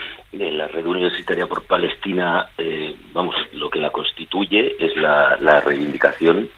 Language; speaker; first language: Spanish; native; Spanish